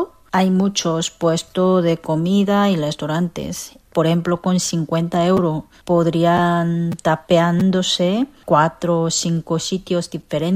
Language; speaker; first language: Spanish; non-native, fluent; Korean